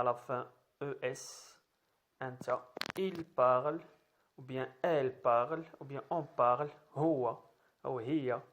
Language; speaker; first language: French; non-native, local second language; Arabic